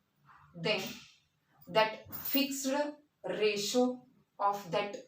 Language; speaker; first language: English; non-native, local second language; Marathi